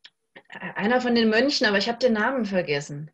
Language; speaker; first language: German; native; German